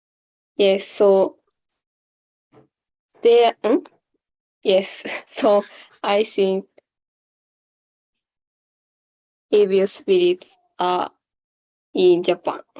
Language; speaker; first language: English; non-native, learner; Japanese